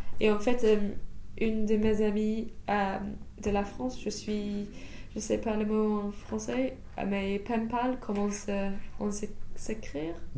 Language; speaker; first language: French; non-native, fluent; English